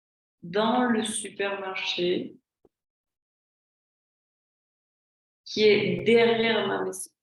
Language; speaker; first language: French; non-native, fluent; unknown